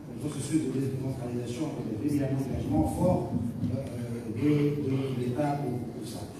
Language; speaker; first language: French; non-native, local second language; Arabic